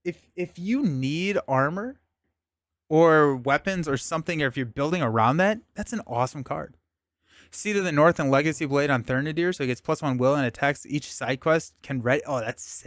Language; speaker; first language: English; native; English